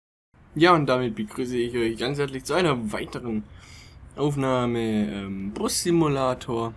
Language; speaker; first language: German; native; German